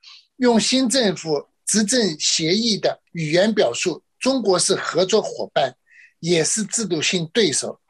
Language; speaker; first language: Chinese; native; Chinese